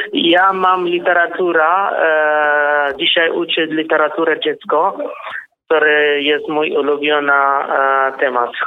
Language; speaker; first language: Polish; non-native, learner; Kurdish